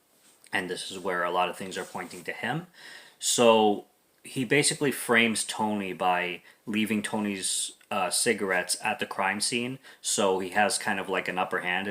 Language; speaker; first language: English; native; English